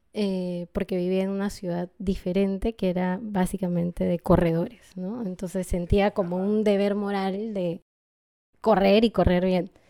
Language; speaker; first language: Spanish; native; Spanish